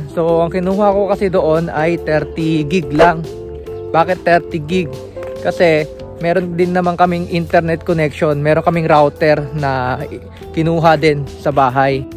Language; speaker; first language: Filipino; native; Filipino